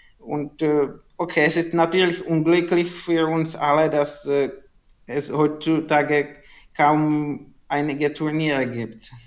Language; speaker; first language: German; non-native, learner; Czech